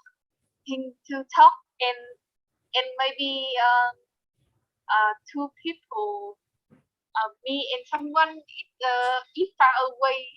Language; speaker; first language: English; non-native, learner; Vietnamese